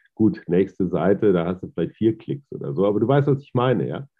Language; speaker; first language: German; native; German